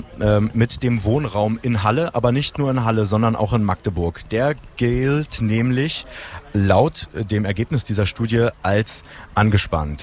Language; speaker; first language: German; native; German